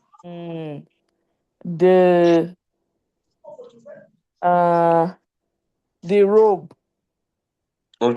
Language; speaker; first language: French; non-native, learner; English